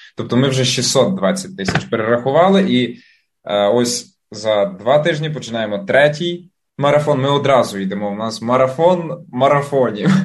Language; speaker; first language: Ukrainian; native; Ukrainian